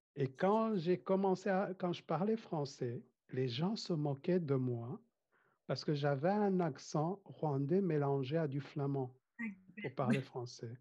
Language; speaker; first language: French; non-native, fluent; Kinyarwanda